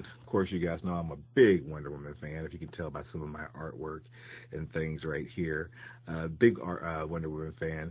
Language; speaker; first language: English; native; English